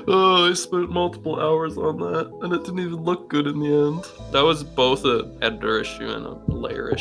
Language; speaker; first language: English; native; English